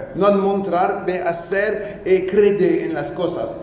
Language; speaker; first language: Spanish; non-native, learner; French